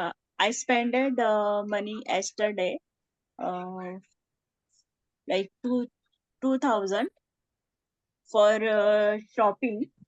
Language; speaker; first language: English; non-native, learner; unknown